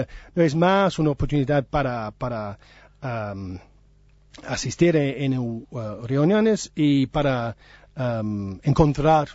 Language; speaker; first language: Spanish; non-native, learner; English